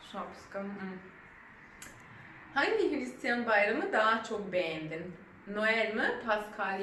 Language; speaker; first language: Turkish; non-native, learner; Serbian